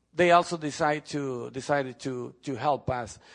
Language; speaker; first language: English; non-native, fluent; Spanish